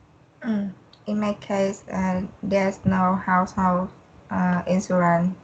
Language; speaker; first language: English; non-native, learner; Vietnamese